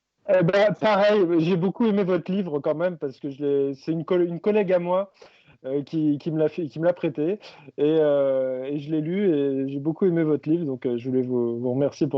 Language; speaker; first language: French; native; French